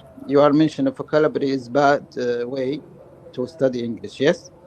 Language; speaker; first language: English; non-native, learner; Arabic